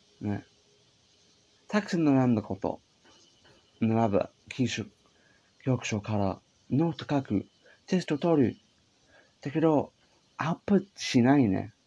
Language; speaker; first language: Japanese; non-native, learner; English